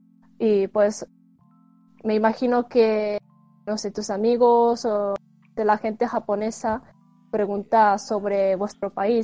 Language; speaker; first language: Spanish; non-native, fluent; Japanese